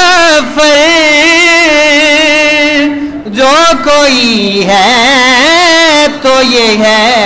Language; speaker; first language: Urdu; native; Urdu